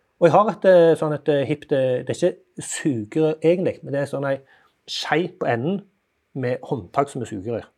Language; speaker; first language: Norwegian; native; Norwegian